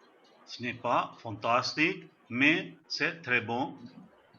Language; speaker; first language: French; non-native, fluent; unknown